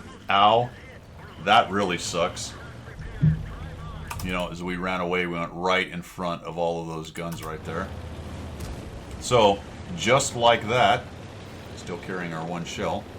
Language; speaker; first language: English; native; English